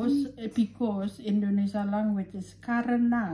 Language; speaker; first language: English; non-native, fluent; Indonesian